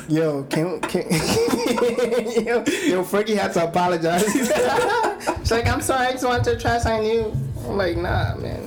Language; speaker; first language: English; early bilingual, other home language; Spanish